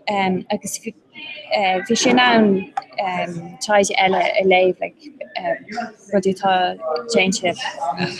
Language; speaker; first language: Irish; non-native, local second language; English